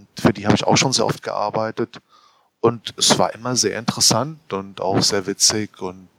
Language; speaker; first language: German; early bilingual, other home language; Portuguese